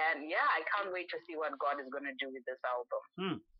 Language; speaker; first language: English; non-native, local second language; Shona